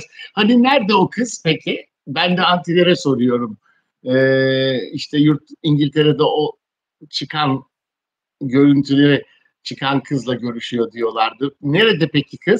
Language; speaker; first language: Turkish; native; Turkish